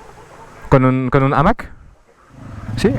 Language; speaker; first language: Spanish; non-native, learner; French